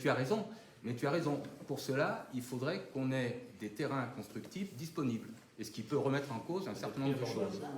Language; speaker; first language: French; native; French